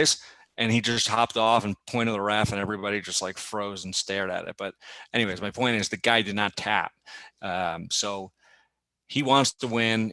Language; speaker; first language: English; native; English